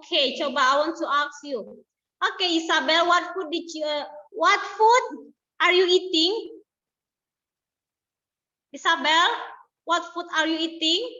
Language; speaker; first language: English; non-native, learner; Indonesian